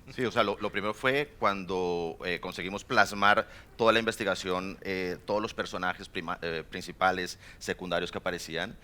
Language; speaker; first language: Spanish; native; Spanish